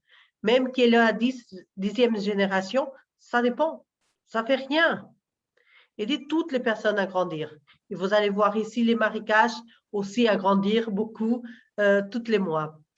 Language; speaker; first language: French; non-native, learner; Portuguese